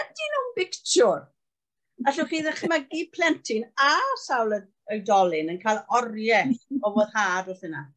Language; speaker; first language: Welsh; native; Welsh